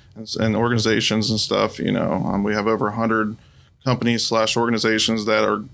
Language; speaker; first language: English; native; English